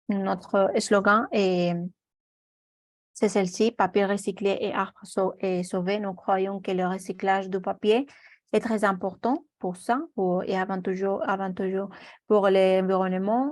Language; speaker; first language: French; non-native, learner; Spanish